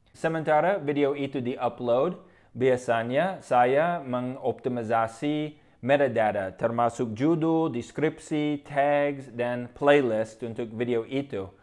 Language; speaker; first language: Indonesian; non-native, fluent; English